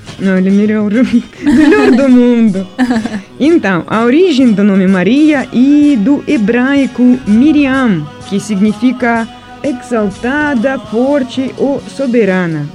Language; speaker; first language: Portuguese; non-native, fluent; Russian